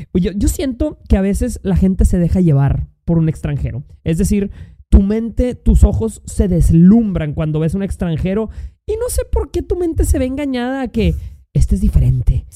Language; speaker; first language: Spanish; native; Spanish